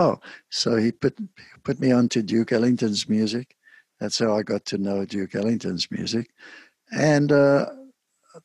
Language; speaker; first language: English; native; English